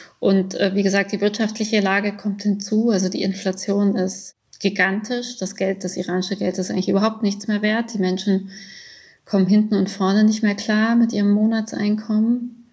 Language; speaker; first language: German; early bilingual, other home language; Persian